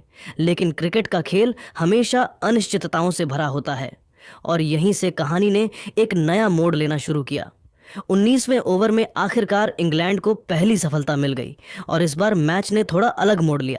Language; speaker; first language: Hindi; native; Hindi